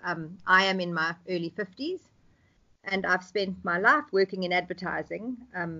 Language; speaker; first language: English; native; English